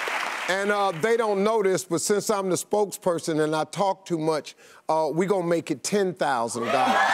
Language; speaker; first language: English; native; English